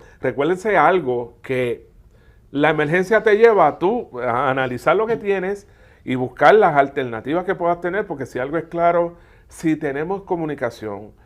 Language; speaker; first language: Spanish; native; Spanish